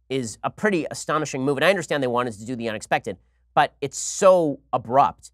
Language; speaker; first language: English; native; English